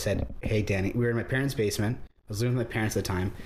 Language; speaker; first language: English; native; English